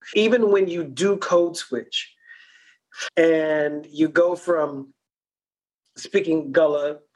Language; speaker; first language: English; early bilingual, other home language; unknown